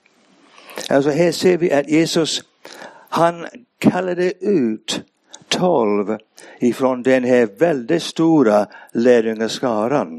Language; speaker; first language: Swedish; non-native, fluent; English